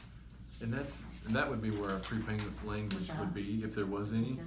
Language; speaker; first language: English; native; English